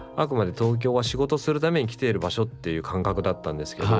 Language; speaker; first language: Japanese; native; Japanese